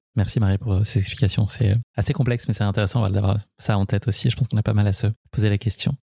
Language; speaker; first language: French; native; French